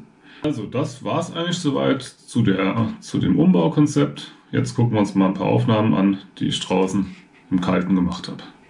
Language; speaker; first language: German; native; German